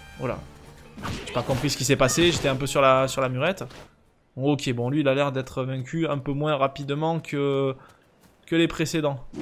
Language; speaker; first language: French; native; French